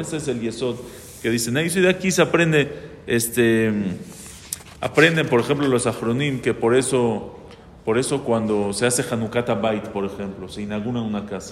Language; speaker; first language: Spanish; native; Spanish